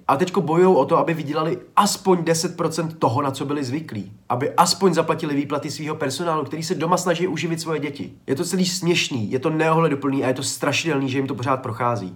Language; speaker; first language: Czech; native; Czech